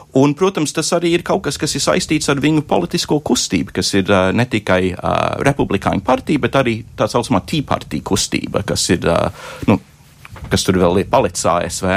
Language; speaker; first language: Latvian; native; Latvian